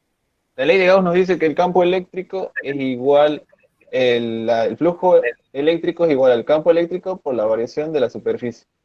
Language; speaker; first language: Spanish; native; Spanish